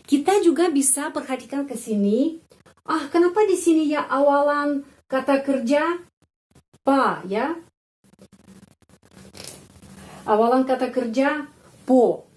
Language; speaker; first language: Indonesian; non-native, fluent; Russian